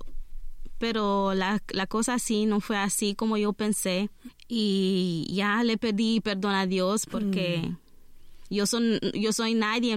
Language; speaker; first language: Spanish; non-native, learner; Romanian